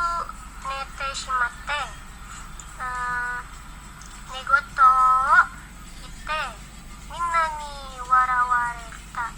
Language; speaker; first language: Japanese; non-native, learner; Indonesian